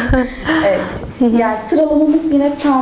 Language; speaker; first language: Turkish; native; Turkish